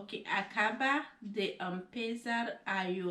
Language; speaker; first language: Spanish; non-native, learner; Haitian Creole